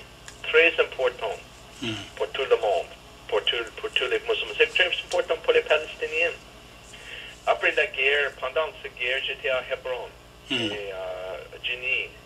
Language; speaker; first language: French; non-native, learner; English